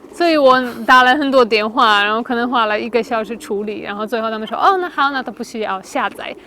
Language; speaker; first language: Chinese; non-native, fluent; Polish